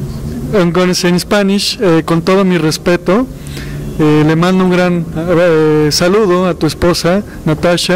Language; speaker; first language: Spanish; native; Spanish